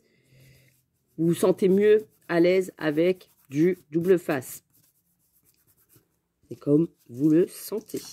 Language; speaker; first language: French; native; French